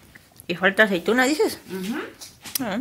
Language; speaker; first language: Spanish; native; Spanish